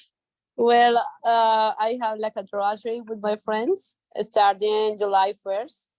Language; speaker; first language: English; non-native, learner; Spanish